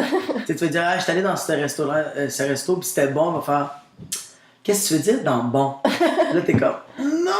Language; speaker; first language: French; native; French